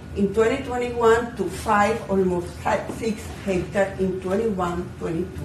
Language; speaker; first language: English; non-native, fluent; Spanish